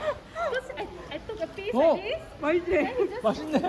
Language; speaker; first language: English; non-native, fluent; Korean